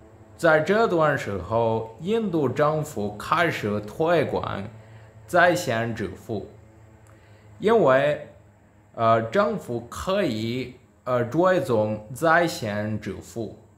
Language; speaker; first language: Chinese; non-native, learner; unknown